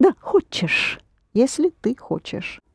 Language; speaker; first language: Russian; non-native, fluent; English